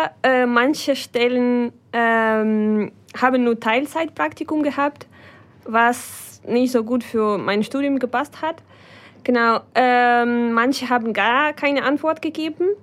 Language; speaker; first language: German; non-native, fluent; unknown